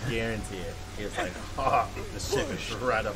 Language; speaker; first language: English; native; English